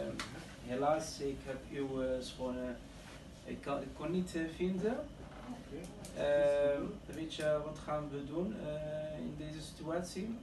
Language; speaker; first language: Dutch; non-native, learner; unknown